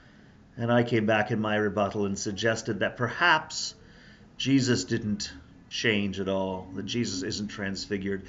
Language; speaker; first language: English; native; English